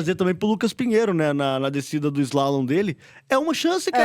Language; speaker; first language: Portuguese; native; Portuguese